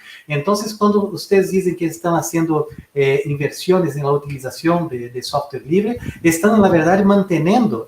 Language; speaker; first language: Spanish; non-native, fluent; Portuguese